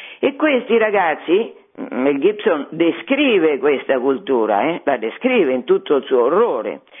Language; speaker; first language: Italian; native; Italian